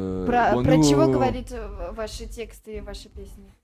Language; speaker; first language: Russian; non-native, learner; French